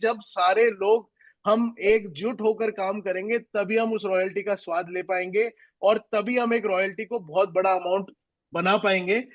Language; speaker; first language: Hindi; native; Hindi